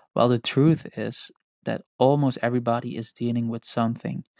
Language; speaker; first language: English; non-native, fluent; Dutch